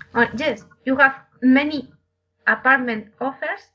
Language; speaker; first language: English; non-native, learner; Spanish